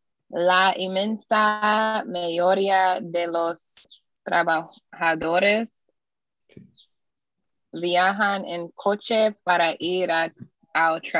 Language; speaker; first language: Spanish; non-native, learner; English